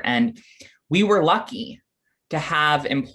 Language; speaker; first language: English; native; English